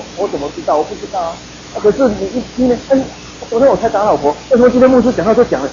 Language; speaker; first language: Chinese; native; Chinese